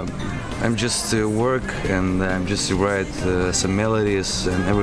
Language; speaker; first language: English; non-native, learner; Russian